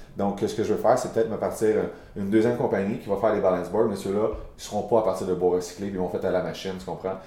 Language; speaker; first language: French; native; French